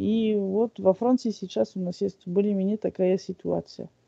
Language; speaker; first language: Russian; non-native, fluent; French